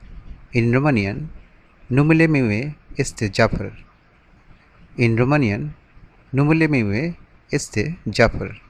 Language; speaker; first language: Romanian; non-native, learner; Bangla